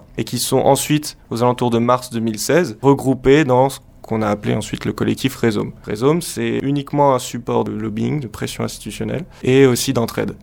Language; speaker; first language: French; native; French